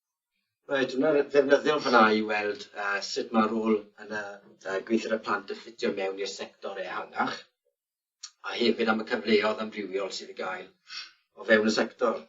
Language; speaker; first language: Welsh; native; Welsh